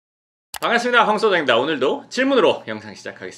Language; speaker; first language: Korean; native; Korean